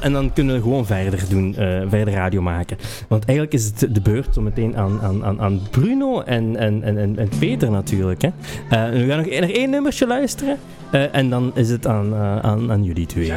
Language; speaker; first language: Dutch; native; Dutch